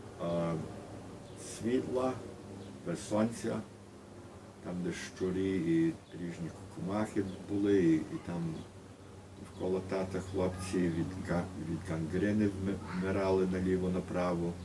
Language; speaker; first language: Ukrainian; early bilingual, heritage; Ukrainian